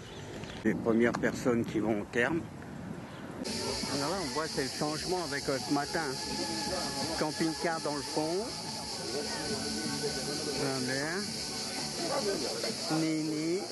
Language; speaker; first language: French; native; French